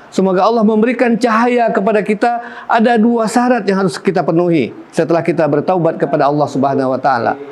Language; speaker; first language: Malay; non-native, local second language; Minangkabau